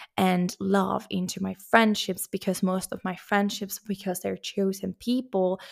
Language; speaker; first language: English; non-native, fluent; Finnish